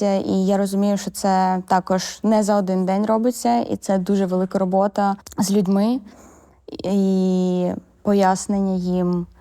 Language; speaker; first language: Ukrainian; native; Ukrainian